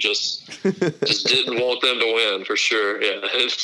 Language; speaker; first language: English; native; English